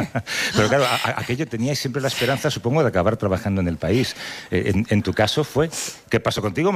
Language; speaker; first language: Spanish; native; Spanish